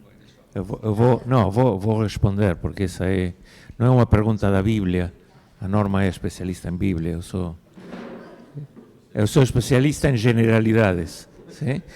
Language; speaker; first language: Portuguese; non-native, fluent; Spanish